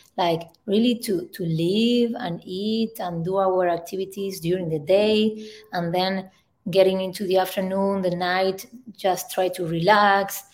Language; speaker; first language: English; non-native, fluent; Spanish